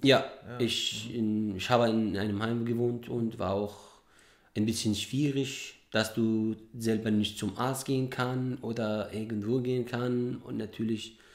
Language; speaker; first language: German; non-native, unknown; Arabic